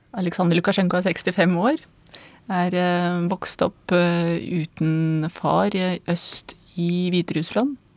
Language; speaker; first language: Norwegian; non-native, fluent; Russian